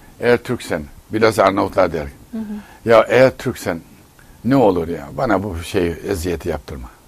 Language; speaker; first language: Turkish; native; Turkish